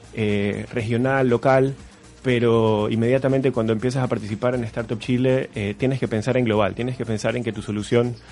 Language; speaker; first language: Spanish; native; Spanish